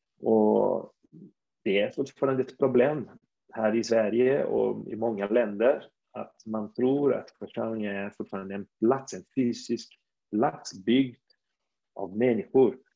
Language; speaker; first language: Swedish; non-native, fluent; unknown